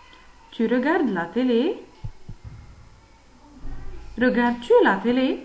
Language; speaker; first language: French; non-native, fluent; Arabic